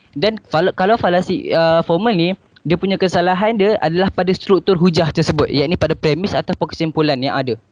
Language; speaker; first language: Malay; native; Malay